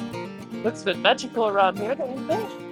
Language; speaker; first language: English; non-native, fluent; Dutch